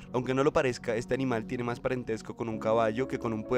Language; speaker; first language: Spanish; native; Spanish